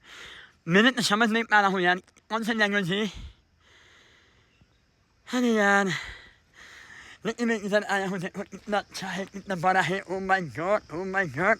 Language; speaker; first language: Hindi; non-native, fluent; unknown